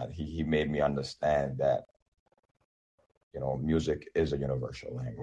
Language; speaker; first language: English; non-native, local second language; Yoruba